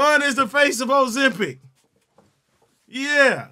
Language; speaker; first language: English; native; English